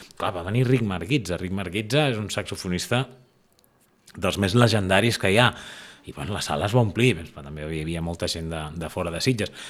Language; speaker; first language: Catalan; native; Catalan